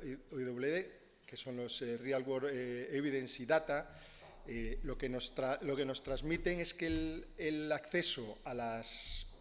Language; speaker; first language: Spanish; native; Spanish